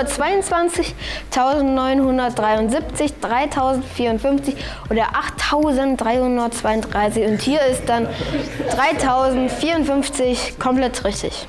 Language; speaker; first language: German; native; German